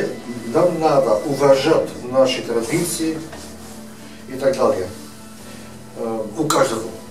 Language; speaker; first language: Russian; non-native, learner; Dutch